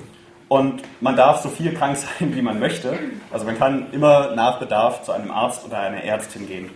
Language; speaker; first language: German; native; German